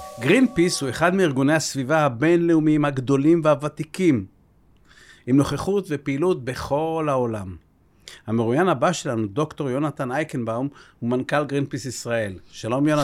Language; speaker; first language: Hebrew; native; Hebrew